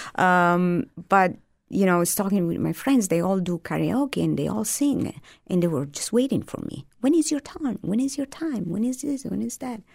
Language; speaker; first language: English; non-native, fluent; Italian